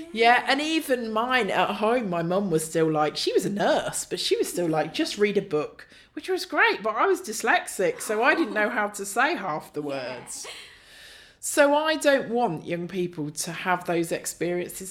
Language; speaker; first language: English; native; English